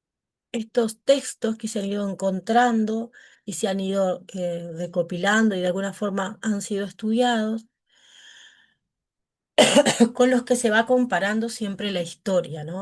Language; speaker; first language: Spanish; native; Spanish